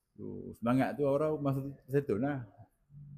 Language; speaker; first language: Malay; native; Malay